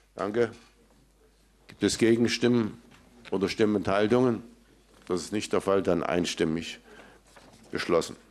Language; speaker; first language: German; native; German